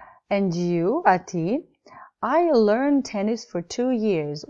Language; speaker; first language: English; non-native, fluent; Serbian